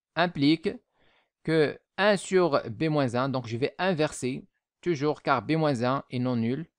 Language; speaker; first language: French; non-native, local second language; Arabic